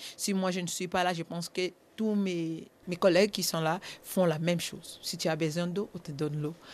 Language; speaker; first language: French; non-native, local second language; Lingala